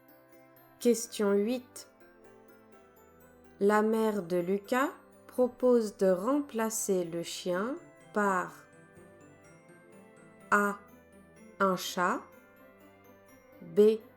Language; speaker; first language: French; native; French